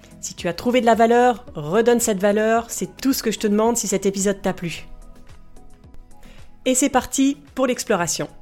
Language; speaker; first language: French; native; French